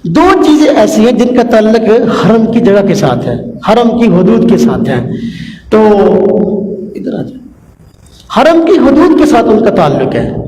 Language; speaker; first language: Urdu; non-native, local second language; Punjabi